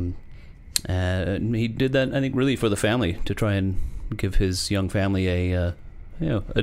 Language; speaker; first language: English; native; English